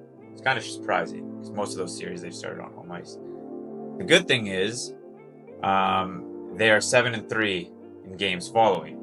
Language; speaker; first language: English; native; English